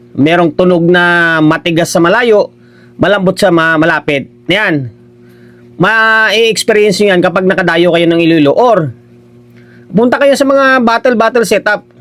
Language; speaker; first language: Filipino; non-native, local second language; Hiligaynon